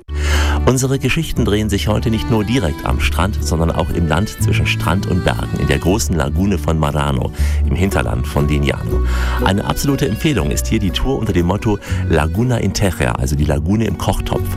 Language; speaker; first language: German; native; German